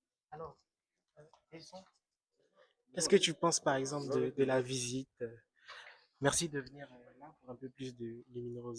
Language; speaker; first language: French; native; French